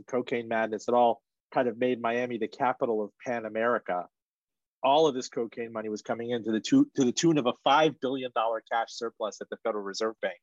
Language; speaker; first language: English; early bilingual, other home language; Persian